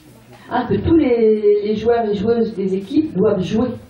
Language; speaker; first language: French; native; French